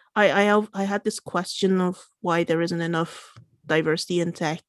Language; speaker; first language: English; native; English